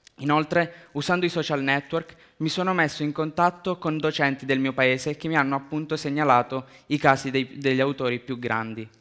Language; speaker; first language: Italian; early bilingual, other home language; Romanian